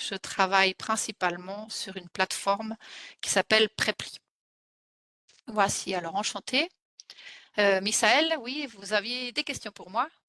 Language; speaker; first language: French; non-native, fluent; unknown